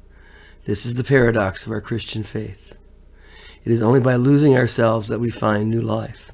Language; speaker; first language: English; native; English